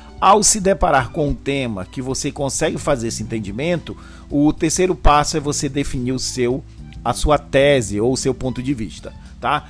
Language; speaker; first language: Portuguese; native; Portuguese